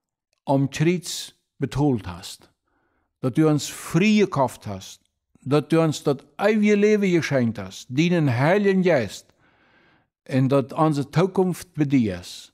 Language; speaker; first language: German; non-native, local second language; Plautdietsch